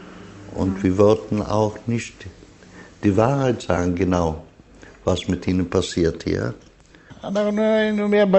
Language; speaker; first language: German; non-native, learner; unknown